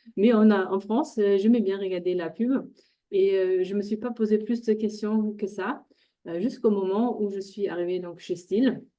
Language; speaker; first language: French; non-native, fluent; German